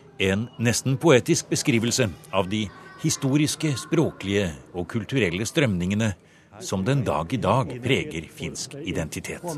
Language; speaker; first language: Norwegian; native; Norwegian